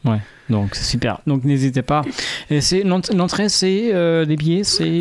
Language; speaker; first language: French; native; French